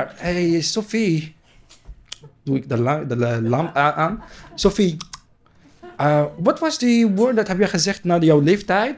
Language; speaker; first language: Dutch; non-native, learner; Arabic